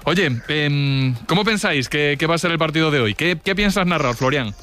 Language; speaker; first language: Spanish; native; Spanish